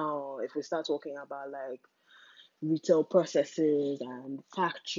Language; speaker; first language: English; non-native, local second language; Yoruba